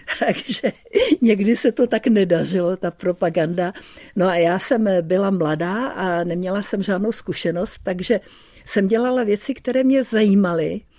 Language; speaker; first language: Czech; early bilingual, heritage; Czech